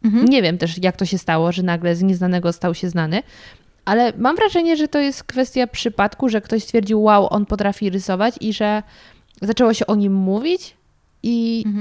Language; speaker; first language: Polish; native; Polish